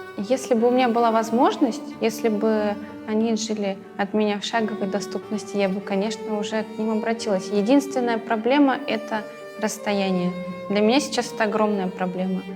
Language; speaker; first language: Russian; early bilingual, other home language; Crimean Tatar